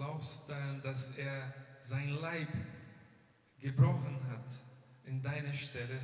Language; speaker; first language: German; non-native, fluent; Portuguese